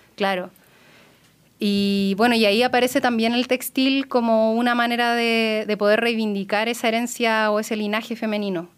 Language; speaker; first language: Spanish; native; Spanish